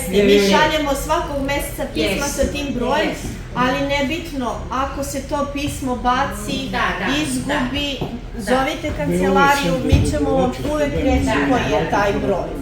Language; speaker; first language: Bosnian; native; Bosnian